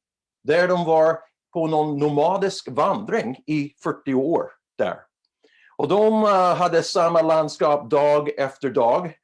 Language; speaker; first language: Swedish; non-native, fluent; English